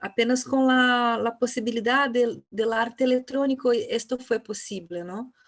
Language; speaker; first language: Portuguese; non-native, learner; Spanish